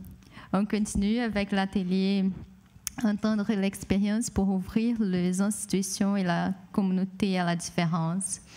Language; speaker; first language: French; non-native, fluent; Portuguese